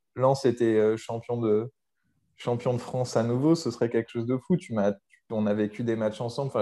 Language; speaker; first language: French; native; French